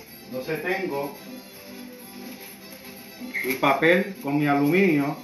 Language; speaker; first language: Spanish; early bilingual, heritage; Spanish